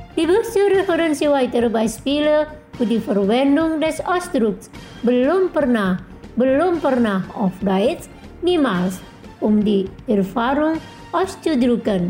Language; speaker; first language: German; non-native, fluent; Indonesian